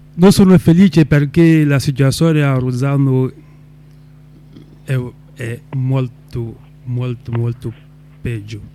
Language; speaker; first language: Italian; non-native, local second language; French